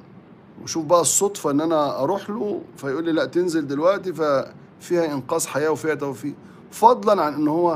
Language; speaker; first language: Arabic; native; Arabic